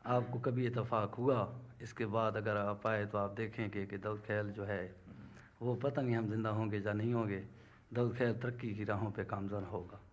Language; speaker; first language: Urdu; non-native, local second language; Punjabi